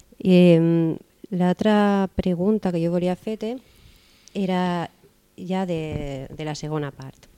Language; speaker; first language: Catalan; native; Catalan